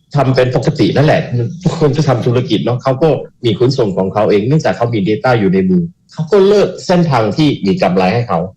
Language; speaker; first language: Thai; non-native, fluent; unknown